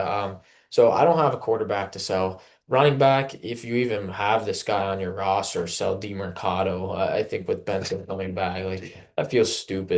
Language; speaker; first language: English; native; English